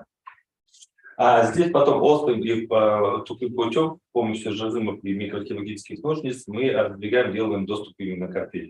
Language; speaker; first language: Russian; native; Russian